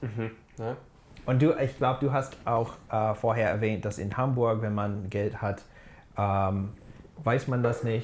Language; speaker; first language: German; non-native, fluent; English